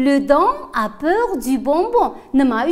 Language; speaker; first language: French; non-native, fluent; Uzbek